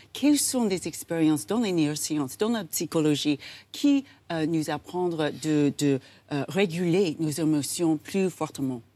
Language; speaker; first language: French; non-native, learner; English